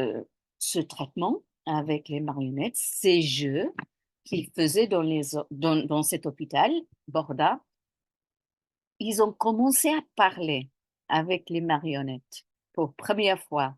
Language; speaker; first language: French; non-native, fluent; English